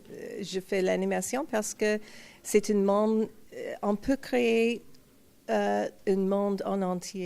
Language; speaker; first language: French; non-native, fluent; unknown